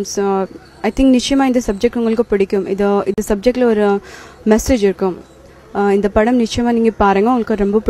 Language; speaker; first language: Tamil; non-native, learner; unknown